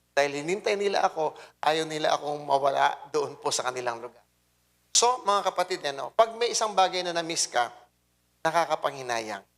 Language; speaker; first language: Filipino; non-native, local second language; Pampanga